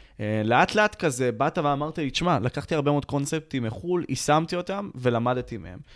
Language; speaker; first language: Hebrew; native; Hebrew